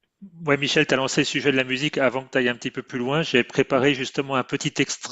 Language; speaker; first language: French; native; French